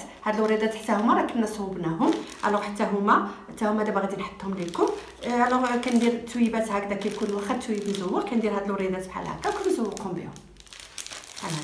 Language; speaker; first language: Arabic; native; Arabic